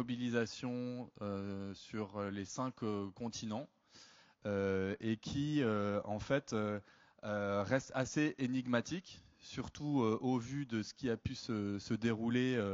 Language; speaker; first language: French; native; French